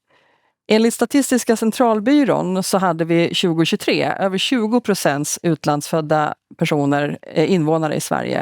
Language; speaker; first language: Swedish; native; Swedish